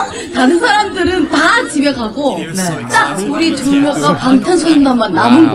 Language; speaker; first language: Korean; native; Korean